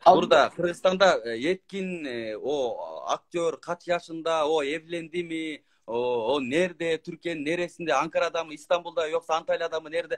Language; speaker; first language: Turkish; non-native, learner; Kyrgyz